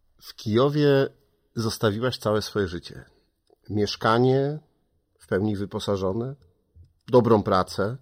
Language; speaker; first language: Polish; native; Polish